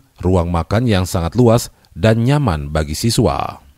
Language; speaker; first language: Indonesian; native; Indonesian